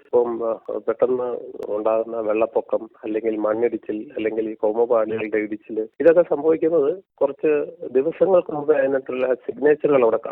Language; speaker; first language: Malayalam; native; Malayalam